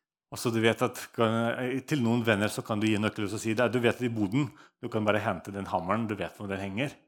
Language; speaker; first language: Norwegian; non-native, fluent; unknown